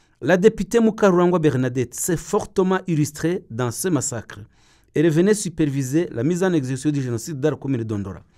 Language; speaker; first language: French; non-native, local second language; Kinyarwanda